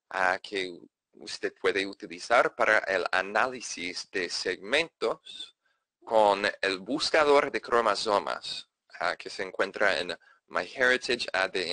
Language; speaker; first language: Spanish; non-native, fluent; English